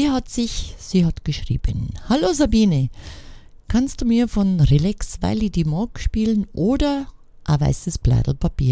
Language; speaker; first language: German; native; German